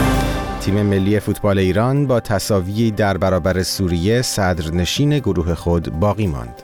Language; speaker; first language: Persian; native; Persian